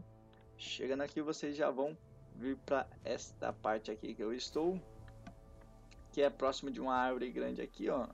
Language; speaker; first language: Portuguese; native; Portuguese